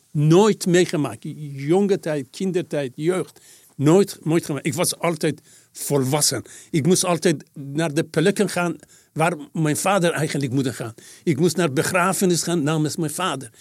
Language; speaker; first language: Dutch; non-native, fluent; Persian